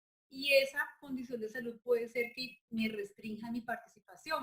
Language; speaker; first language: Spanish; native; Spanish